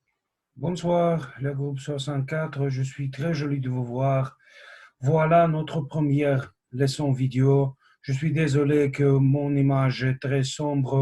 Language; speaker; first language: French; non-native, fluent; Russian